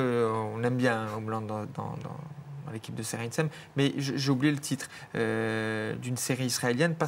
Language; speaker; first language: French; native; French